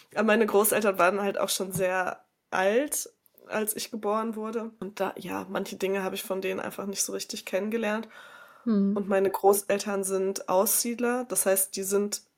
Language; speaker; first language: German; native; German